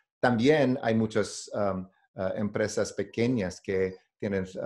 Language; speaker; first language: Spanish; non-native, learner; English